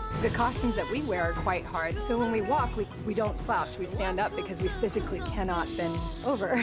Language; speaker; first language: English; native; English